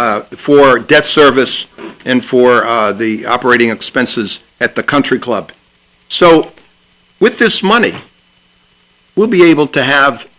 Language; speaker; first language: English; native; English